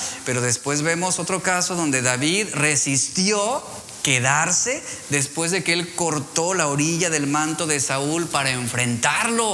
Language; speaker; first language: Spanish; native; Spanish